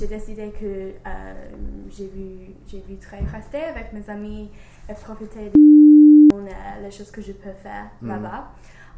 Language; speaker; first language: French; non-native, learner; English